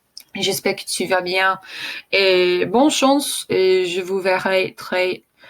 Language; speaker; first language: French; non-native, fluent; English